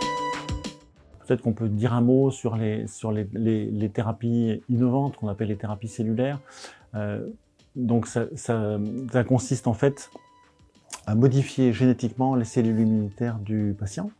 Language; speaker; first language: French; native; French